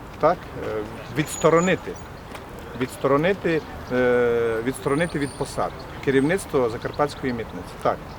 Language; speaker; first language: Ukrainian; native; Ukrainian